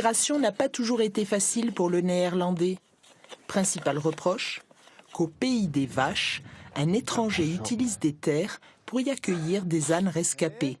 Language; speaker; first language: French; native; French